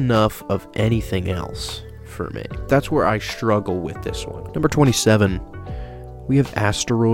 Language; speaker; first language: English; native; English